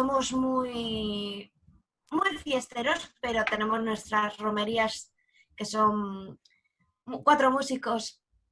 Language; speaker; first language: Spanish; native; Spanish